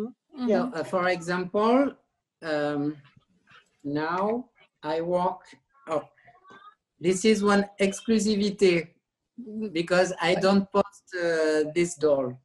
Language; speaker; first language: English; non-native, learner; French